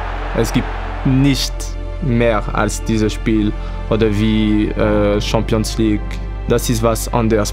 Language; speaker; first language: German; non-native, fluent; French